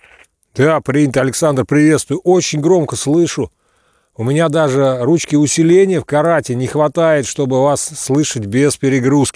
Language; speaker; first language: Russian; native; Russian